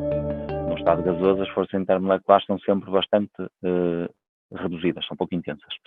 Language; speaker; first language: Portuguese; native; Portuguese